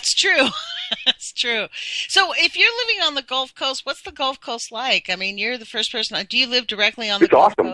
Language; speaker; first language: English; native; English